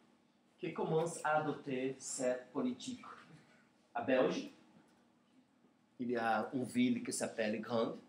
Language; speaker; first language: French; non-native, learner; Portuguese